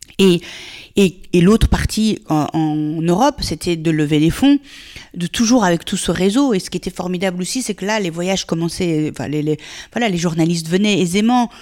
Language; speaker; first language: French; early bilingual, other home language; Persian